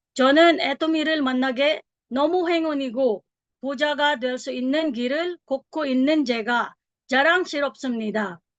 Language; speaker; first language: Korean; non-native, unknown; Filipino